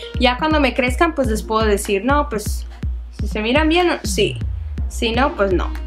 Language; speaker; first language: Spanish; early bilingual, heritage; Spanish